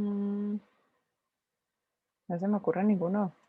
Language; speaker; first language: Spanish; native; Spanish